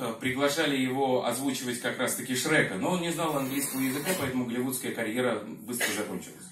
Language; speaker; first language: Russian; native; Russian